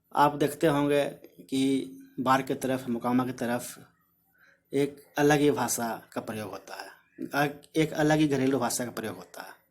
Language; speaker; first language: Hindi; native; Hindi